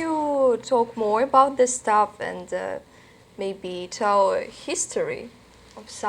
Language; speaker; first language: English; non-native, learner; Russian